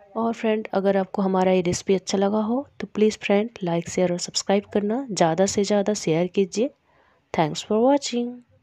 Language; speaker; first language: Hindi; non-native, local second language; Bangla